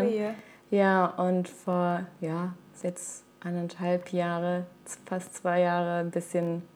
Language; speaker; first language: German; native; German